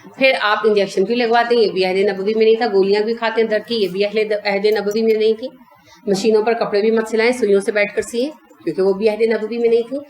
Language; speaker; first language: Urdu; native; Urdu